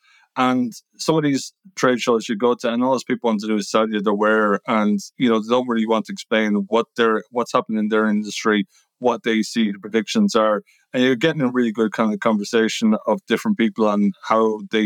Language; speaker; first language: English; native; English